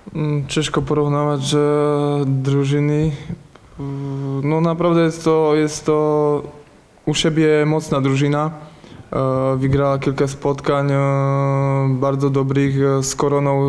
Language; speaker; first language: Polish; non-native, learner; Slovak